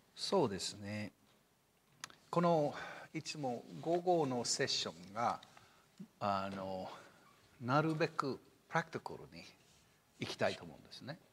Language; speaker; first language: Japanese; non-native, fluent; English